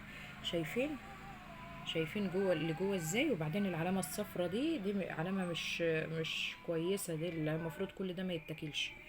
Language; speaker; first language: Arabic; native; Arabic